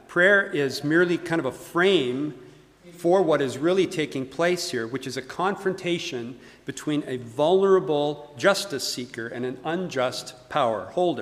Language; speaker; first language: English; native; English